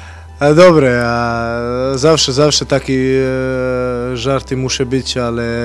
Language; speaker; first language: Polish; non-native, learner; Croatian